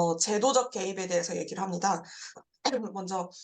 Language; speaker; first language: Korean; native; Korean